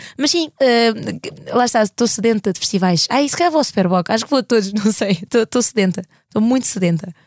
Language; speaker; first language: Portuguese; native; Portuguese